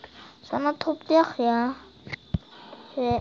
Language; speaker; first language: Turkish; native; Turkish